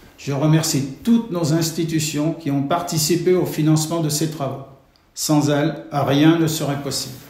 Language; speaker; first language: French; native; French